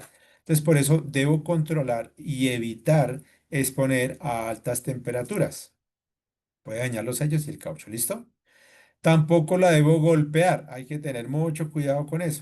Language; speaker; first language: Spanish; native; Spanish